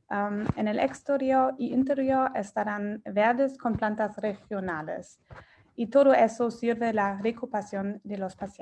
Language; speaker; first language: Spanish; non-native, fluent; German